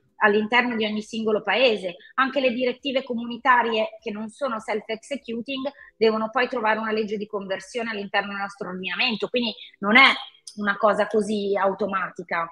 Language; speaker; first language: Italian; native; Italian